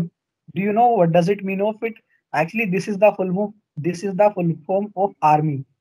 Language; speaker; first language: English; non-native, learner; Hindi